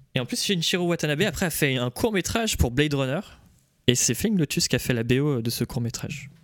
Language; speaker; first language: French; native; French